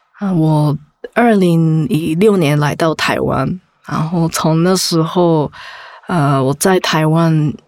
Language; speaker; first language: Chinese; non-native, fluent; Japanese